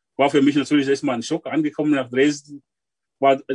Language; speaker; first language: German; non-native, fluent; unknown